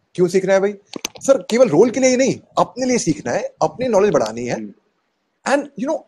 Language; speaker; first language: Hindi; native; Hindi